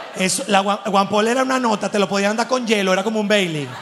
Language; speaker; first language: Spanish; native; Spanish